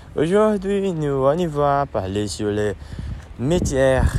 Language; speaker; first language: French; non-native, learner; Portuguese